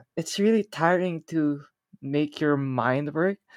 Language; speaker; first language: English; non-native, local second language; Filipino